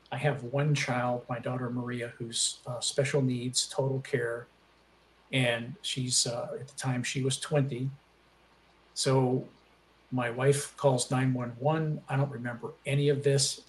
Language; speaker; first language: English; native; English